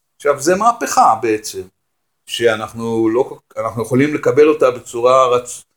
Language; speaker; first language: Hebrew; native; Hebrew